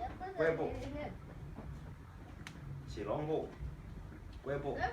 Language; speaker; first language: Chinese; non-native, learner; Kinyarwanda